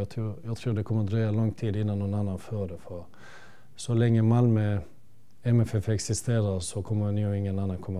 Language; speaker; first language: Swedish; early bilingual, other home language; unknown